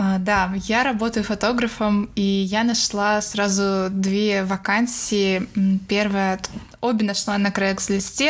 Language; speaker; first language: Russian; native; Russian